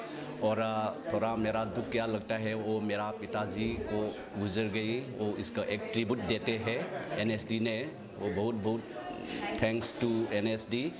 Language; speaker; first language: Hindi; non-native, local second language; Manipuri